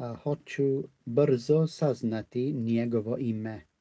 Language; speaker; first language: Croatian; non-native, learner; English